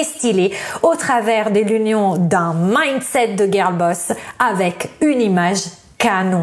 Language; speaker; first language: French; non-native, fluent; Italian